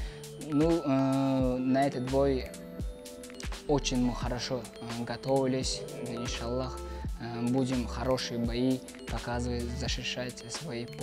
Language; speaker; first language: Russian; non-native, local second language; Uzbek